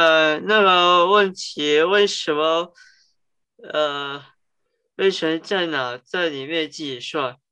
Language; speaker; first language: Chinese; early bilingual, heritage; Cantonese